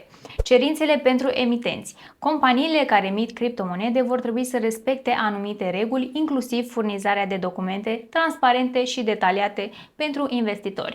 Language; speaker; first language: Romanian; native; Romanian